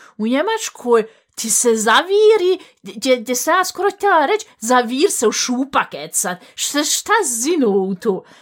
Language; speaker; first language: Bosnian; native; Bosnian